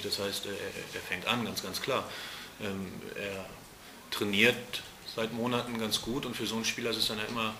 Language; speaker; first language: German; native; German